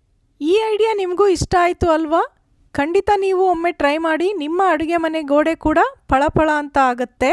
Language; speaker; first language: Kannada; native; Kannada